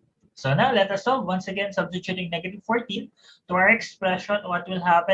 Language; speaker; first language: English; non-native, local second language; Filipino